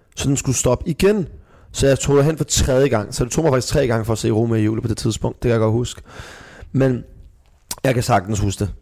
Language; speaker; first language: Danish; early bilingual, other home language; Persian